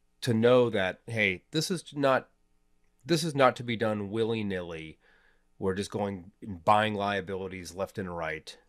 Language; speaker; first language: English; native; English